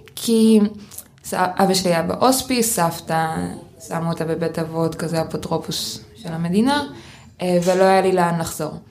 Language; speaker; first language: Hebrew; early bilingual, other home language; Russian